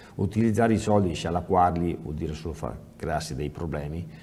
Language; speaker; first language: Italian; native; Italian